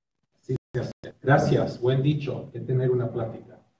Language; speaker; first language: Spanish; early bilingual, heritage; Spanish